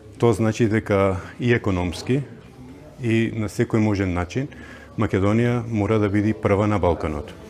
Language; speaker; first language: Macedonian; early bilingual, heritage; Macedonian